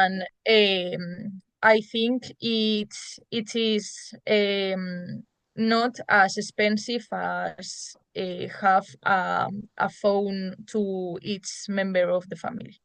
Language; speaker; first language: English; non-native, learner; Spanish